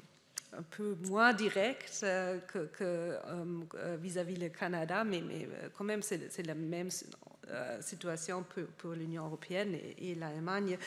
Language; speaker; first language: French; non-native, fluent; German